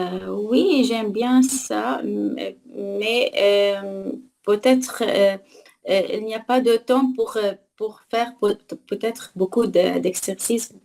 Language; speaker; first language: French; non-native, learner; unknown